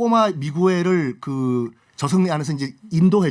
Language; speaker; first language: Korean; native; Korean